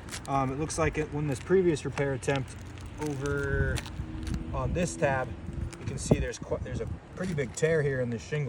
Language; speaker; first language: English; native; English